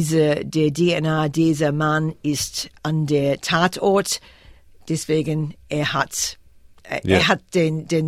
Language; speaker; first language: German; non-native, fluent; English